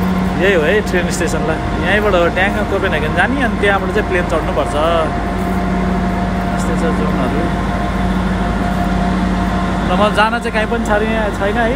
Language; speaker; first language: Nepali; native; Nepali